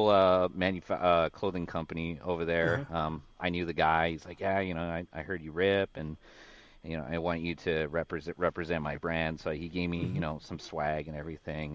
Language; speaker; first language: English; native; English